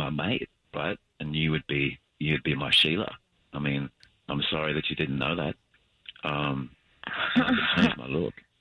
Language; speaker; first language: English; native; English